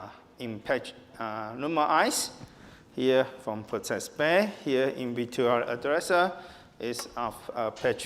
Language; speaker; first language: German; non-native, learner; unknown